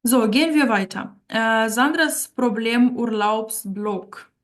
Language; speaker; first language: German; non-native, fluent; Ukrainian